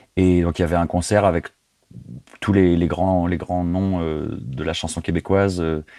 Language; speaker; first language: French; native; French